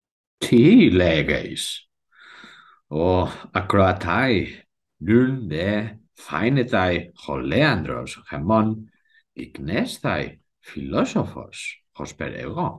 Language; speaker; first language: Greek; non-native, learner; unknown